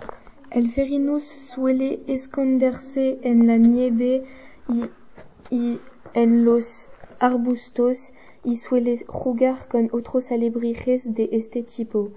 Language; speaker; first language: Spanish; non-native, learner; French